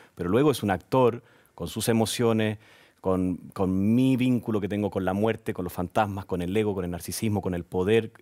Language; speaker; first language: Spanish; native; Spanish